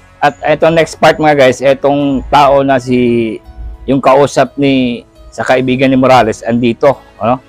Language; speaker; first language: Filipino; native; Filipino